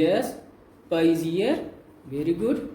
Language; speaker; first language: English; non-native, local second language; Hindi